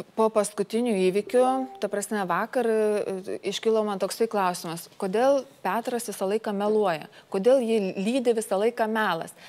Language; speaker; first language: Lithuanian; native; Lithuanian